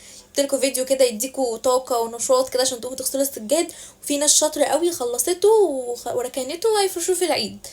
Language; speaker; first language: Arabic; native; Arabic